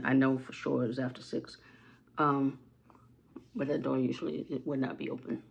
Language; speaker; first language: English; native; English